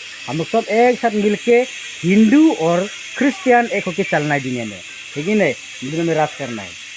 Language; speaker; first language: Hindi; non-native, local second language; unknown